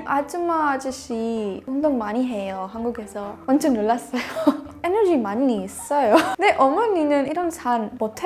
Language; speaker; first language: Korean; non-native, learner; Spanish